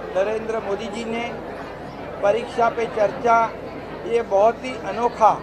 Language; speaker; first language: Hindi; non-native, local second language; Marathi